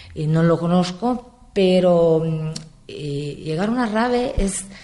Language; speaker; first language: Spanish; non-native, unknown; Italian